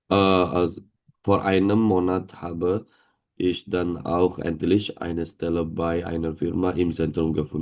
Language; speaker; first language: German; non-native, learner; Indonesian